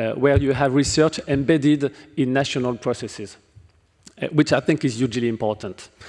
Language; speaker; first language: English; non-native, fluent; French